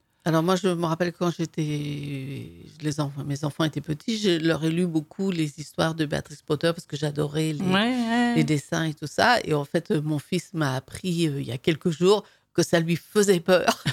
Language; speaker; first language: French; native; French